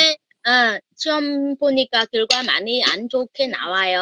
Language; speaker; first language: Korean; non-native, learner; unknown